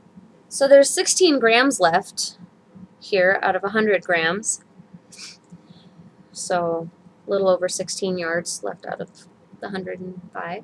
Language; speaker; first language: English; native; English